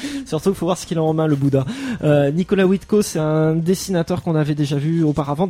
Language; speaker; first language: French; native; French